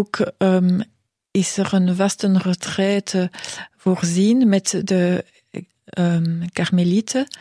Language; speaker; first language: Dutch; non-native, local second language; French